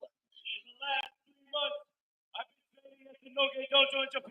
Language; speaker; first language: English; non-native, learner; Japanese